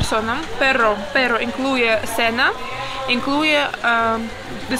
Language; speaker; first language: Spanish; non-native, learner; Ukrainian